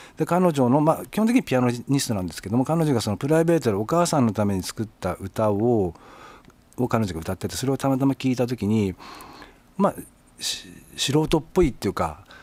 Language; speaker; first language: Japanese; native; Japanese